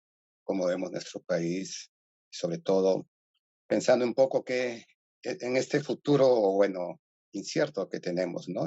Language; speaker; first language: Spanish; native; Spanish